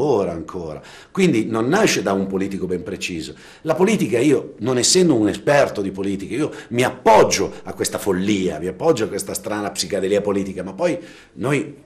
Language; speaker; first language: Italian; native; Italian